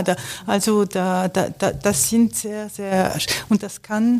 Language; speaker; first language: German; non-native, fluent; French